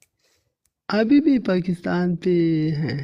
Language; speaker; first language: Hindi; non-native, local second language; Pashto